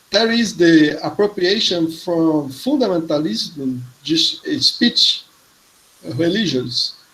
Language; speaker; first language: English; non-native, learner; Portuguese